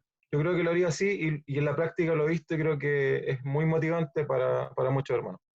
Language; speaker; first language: Spanish; native; Spanish